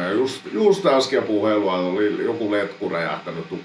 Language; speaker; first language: Finnish; native; Finnish